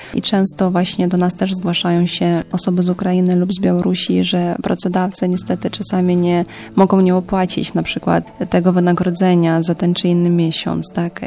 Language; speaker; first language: Polish; non-native, fluent; Ukrainian